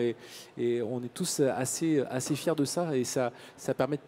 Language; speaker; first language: French; native; French